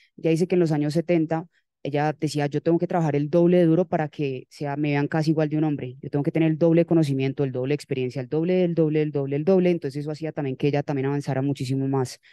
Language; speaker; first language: Spanish; native; Spanish